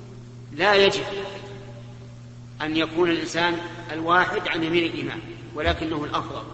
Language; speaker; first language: Arabic; native; Arabic